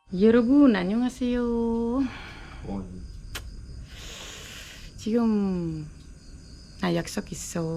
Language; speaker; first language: Korean; non-native, learner; Indonesian